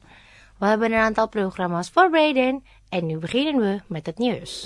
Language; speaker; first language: Dutch; non-native, fluent; Indonesian